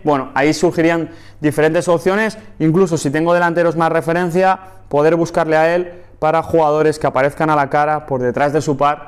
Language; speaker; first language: Spanish; native; Spanish